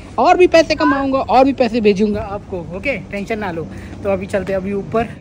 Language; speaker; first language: Hindi; native; Hindi